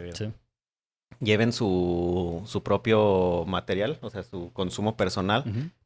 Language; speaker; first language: Spanish; native; Spanish